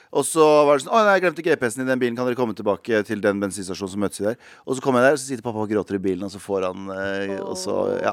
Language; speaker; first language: Norwegian; early bilingual, other home language; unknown